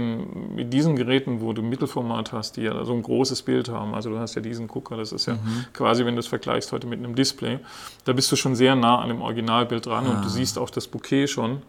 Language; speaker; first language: German; native; German